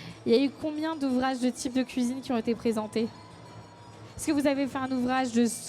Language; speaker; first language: French; native; French